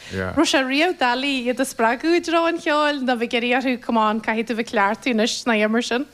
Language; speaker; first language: Irish; native; Irish